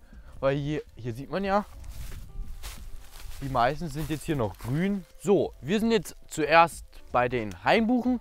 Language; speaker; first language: German; native; German